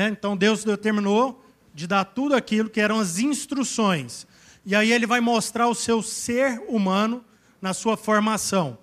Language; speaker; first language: Portuguese; native; Portuguese